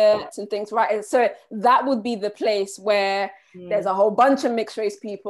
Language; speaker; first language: English; native; English